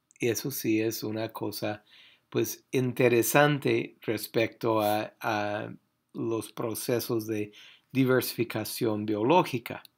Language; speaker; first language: Spanish; non-native, fluent; English